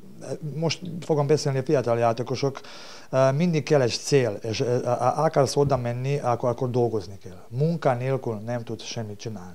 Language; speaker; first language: Hungarian; non-native, learner; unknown